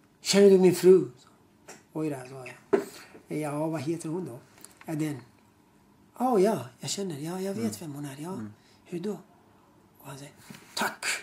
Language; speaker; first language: Swedish; non-native, fluent; Persian